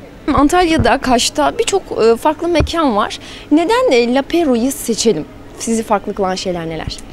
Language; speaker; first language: Turkish; native; Turkish